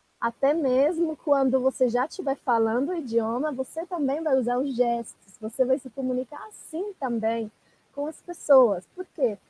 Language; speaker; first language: Portuguese; non-native, fluent; Italian